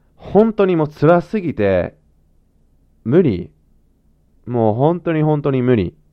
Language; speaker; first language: Japanese; non-native, fluent; English